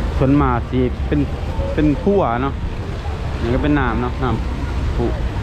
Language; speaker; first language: Thai; native; Thai